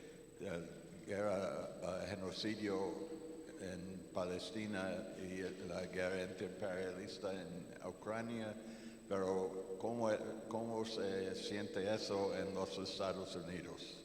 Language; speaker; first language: Spanish; non-native, fluent; English